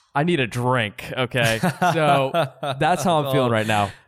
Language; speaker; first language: English; early bilingual, other home language; Hindi